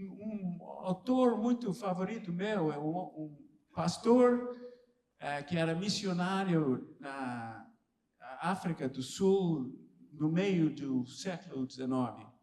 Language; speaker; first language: Portuguese; non-native, fluent; English